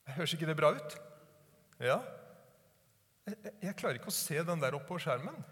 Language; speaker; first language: Norwegian; native; Norwegian